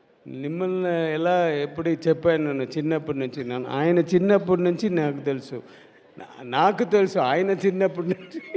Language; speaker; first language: Telugu; non-native, learner; Tamil